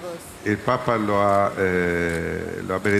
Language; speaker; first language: Italian; non-native, fluent; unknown